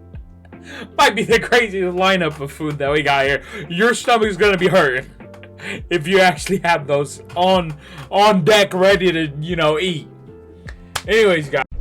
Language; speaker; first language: English; native; English